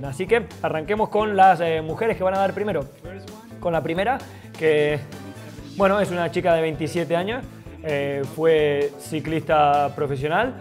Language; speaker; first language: Spanish; native; Spanish